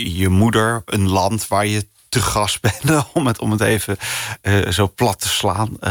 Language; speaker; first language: Dutch; early bilingual, other home language; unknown